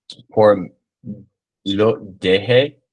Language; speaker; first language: Spanish; non-native, learner; English